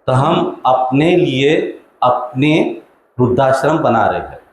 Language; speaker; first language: Hindi; non-native, local second language; Marathi